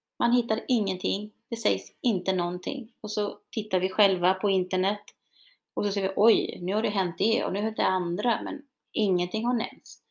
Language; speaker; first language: Swedish; early bilingual, other home language; Spanish